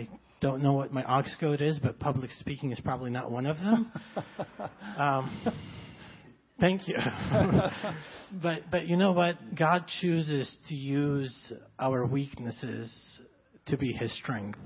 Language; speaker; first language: English; non-native, fluent; Arabic